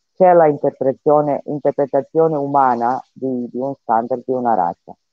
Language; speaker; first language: Italian; non-native, fluent; Serbian